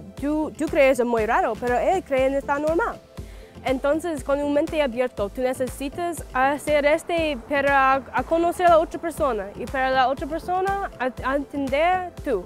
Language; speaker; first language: Spanish; non-native, learner; English